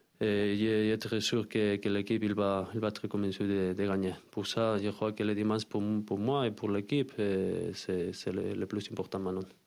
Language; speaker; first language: French; non-native, learner; Spanish